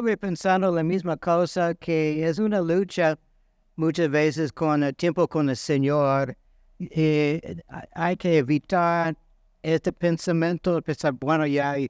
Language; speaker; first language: Spanish; non-native, fluent; English